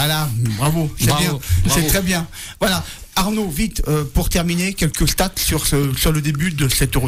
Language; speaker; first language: French; native; French